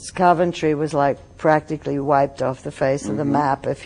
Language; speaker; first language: English; early bilingual, other home language; German